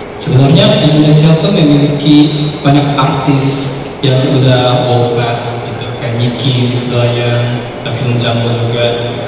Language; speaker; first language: Indonesian; non-native, fluent; Japanese